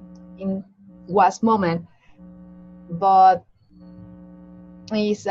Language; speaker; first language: English; non-native, learner; Spanish